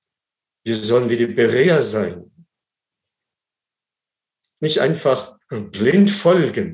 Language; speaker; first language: German; non-native, fluent; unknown